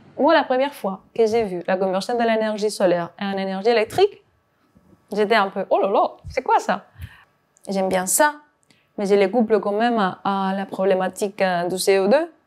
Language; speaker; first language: French; non-native, fluent; Spanish